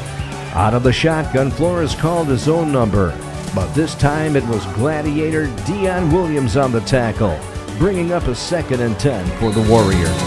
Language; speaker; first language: English; native; English